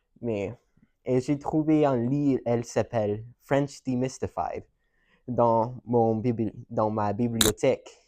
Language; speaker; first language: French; non-native, learner; English